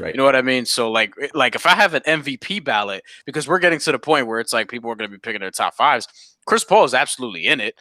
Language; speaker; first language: English; native; English